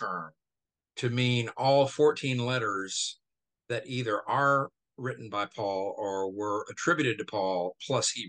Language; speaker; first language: English; native; English